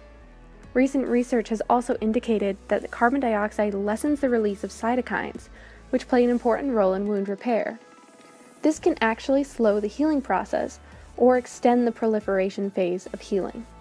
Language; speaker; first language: English; native; English